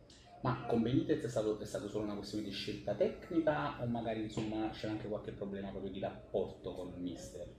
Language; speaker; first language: Italian; native; Italian